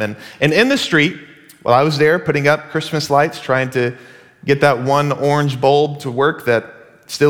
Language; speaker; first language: English; native; English